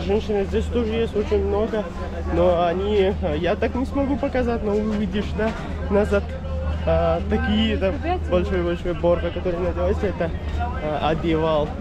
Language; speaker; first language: Russian; non-native, learner; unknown